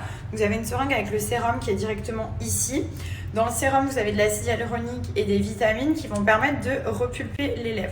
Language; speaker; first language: French; native; French